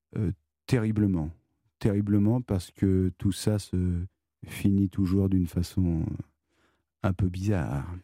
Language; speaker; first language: French; native; French